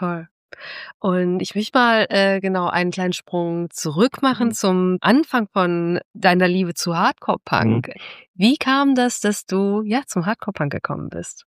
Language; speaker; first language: German; native; German